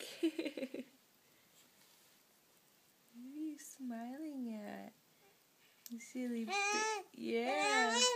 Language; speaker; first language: English; early bilingual, other home language; Spanish